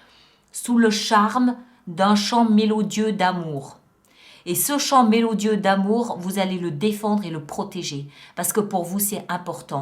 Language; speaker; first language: French; native; French